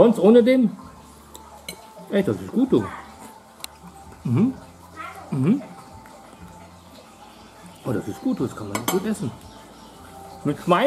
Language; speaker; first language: German; native; German